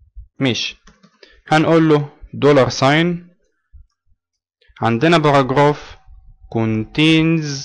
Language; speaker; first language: Arabic; native; Arabic